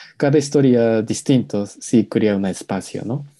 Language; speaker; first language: Spanish; non-native, learner; Japanese